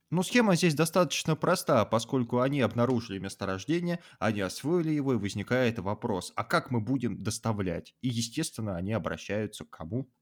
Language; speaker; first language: Russian; native; Russian